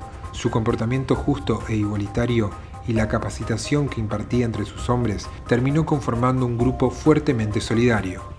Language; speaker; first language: Spanish; native; Spanish